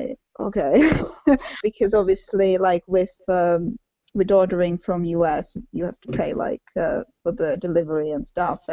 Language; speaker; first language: English; non-native, fluent; Czech